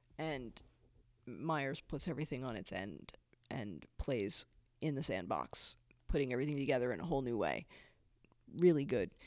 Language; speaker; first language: English; native; English